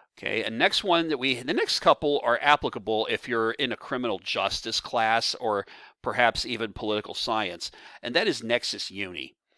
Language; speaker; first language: English; native; English